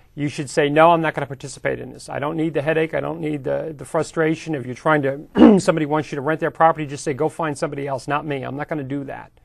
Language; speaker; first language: English; native; English